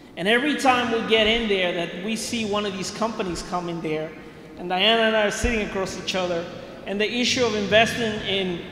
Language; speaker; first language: English; non-native, fluent; Spanish